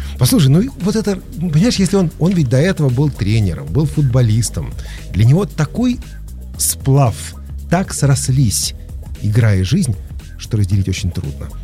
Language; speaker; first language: Russian; native; Russian